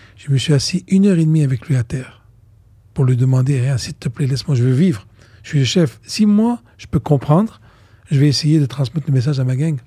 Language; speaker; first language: French; non-native, local second language; Arabic